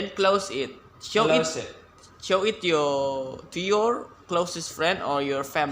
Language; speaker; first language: English; non-native, learner; Indonesian